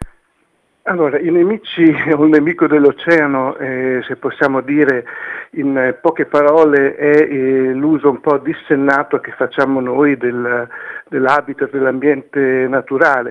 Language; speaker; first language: Italian; native; Italian